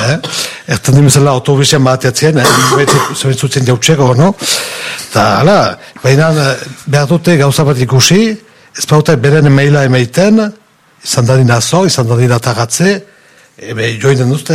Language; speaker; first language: Basque; native; Basque